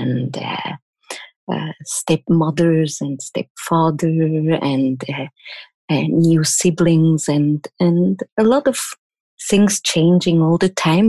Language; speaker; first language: English; non-native, fluent; German